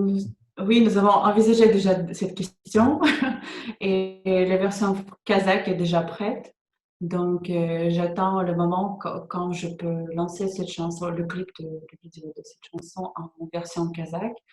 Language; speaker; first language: French; non-native, fluent; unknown